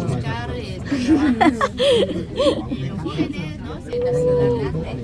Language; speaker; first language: Spanish; non-native, fluent; Korean